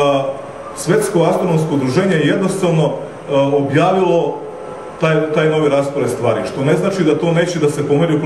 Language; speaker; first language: Serbian; native; Serbian